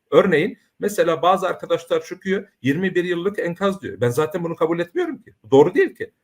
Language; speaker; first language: Turkish; early bilingual, heritage; Turkish